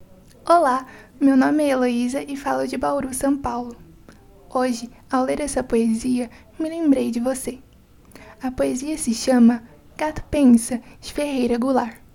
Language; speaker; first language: Portuguese; native; Portuguese